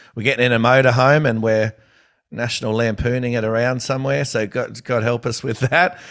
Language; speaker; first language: English; native; English